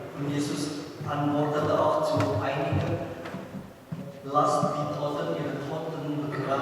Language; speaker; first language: German; non-native, learner; Indonesian